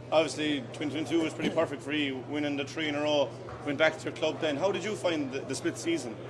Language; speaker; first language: English; native; English